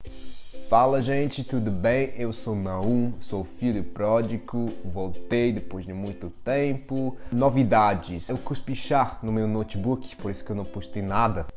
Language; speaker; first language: Portuguese; non-native, fluent; English